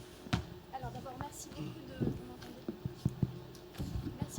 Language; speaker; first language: French; native; French